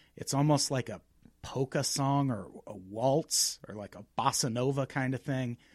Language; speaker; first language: English; native; English